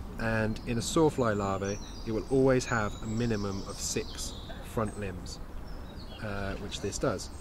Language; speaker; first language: English; native; English